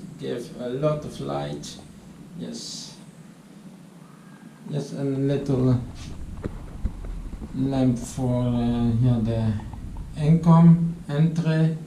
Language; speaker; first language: English; non-native, learner; Dutch